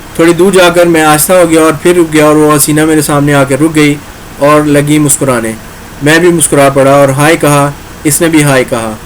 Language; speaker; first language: Urdu; non-native, local second language; Punjabi